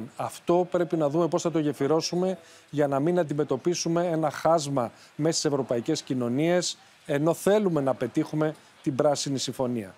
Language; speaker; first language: Greek; native; Greek